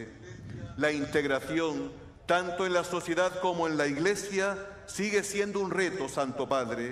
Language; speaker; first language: Spanish; native; Spanish